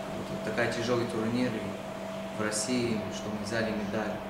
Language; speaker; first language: Russian; early bilingual, heritage; Hebrew